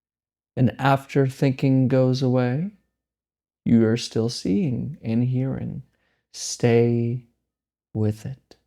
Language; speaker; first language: English; native; English